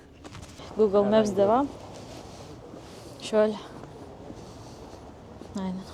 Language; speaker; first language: Turkish; non-native, learner; Russian